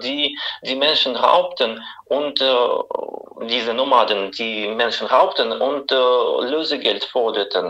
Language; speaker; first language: German; non-native, fluent; Russian